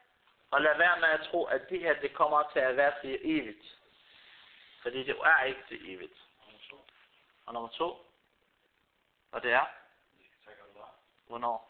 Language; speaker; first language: Danish; non-native, fluent; Arabic